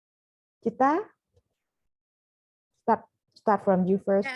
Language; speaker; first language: English; non-native, fluent; Khmer